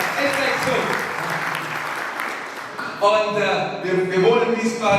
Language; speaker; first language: German; native; German